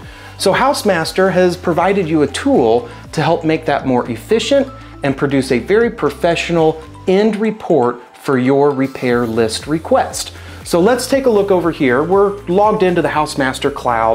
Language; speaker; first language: English; native; English